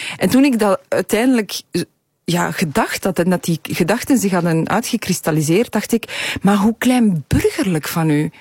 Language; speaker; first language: Dutch; early bilingual, other home language; Polish